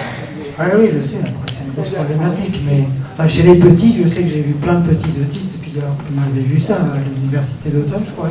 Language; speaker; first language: French; native; French